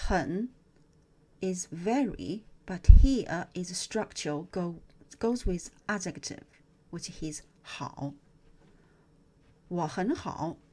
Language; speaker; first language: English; non-native, fluent; Chinese